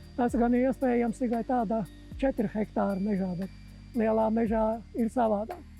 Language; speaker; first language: Latvian; native; Latvian